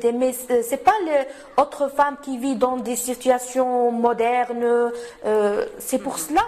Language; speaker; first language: French; non-native, local second language; Arabic